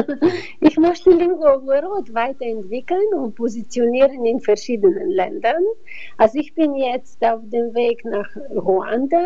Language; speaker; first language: German; non-native, fluent; Bulgarian